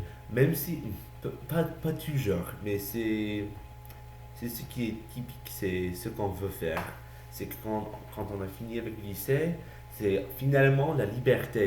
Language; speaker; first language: French; non-native, learner; English